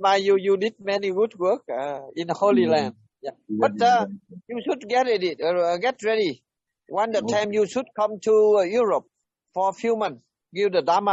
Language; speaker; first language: English; non-native, learner; Vietnamese